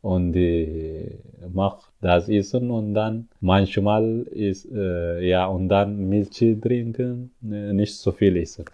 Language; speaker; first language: German; non-native, learner; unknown